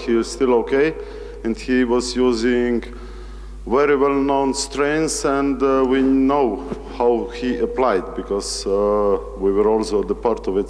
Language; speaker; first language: English; non-native, fluent; Slovenian